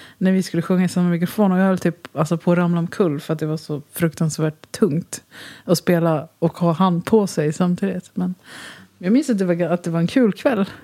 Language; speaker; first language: Swedish; native; Swedish